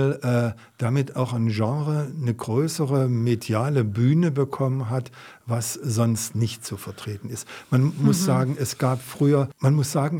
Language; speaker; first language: German; native; German